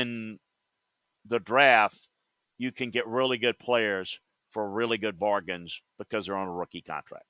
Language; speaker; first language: English; native; English